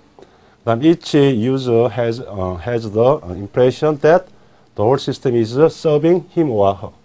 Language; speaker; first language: English; non-native, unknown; Korean